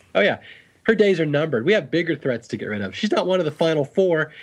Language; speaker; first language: English; native; English